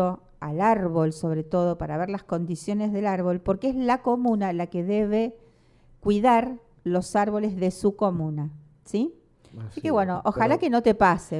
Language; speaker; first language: Spanish; native; Spanish